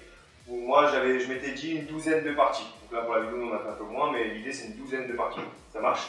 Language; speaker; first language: French; native; French